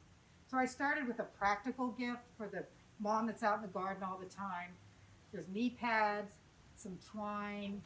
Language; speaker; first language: English; native; English